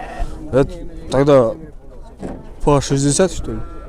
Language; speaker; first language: Russian; non-native, local second language; Kyrgyz